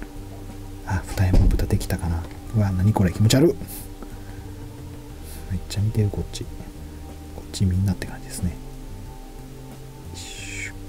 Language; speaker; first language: Japanese; native; Japanese